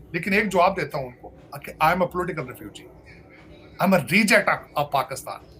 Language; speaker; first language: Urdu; non-native, local second language; Punjabi